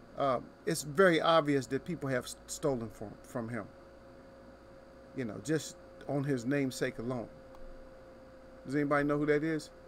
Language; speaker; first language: English; native; English